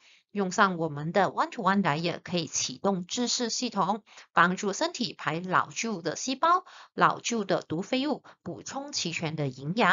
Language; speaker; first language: Chinese; native; Chinese